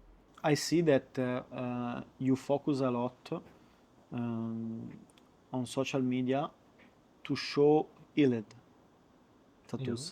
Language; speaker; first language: English; non-native, learner; Italian